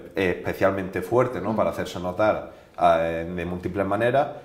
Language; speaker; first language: Spanish; native; Spanish